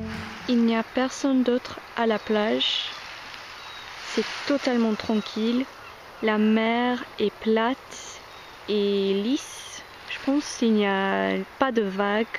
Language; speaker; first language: French; non-native, fluent; English